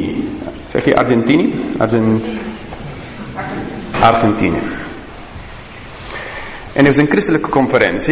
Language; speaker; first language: Dutch; non-native, fluent; English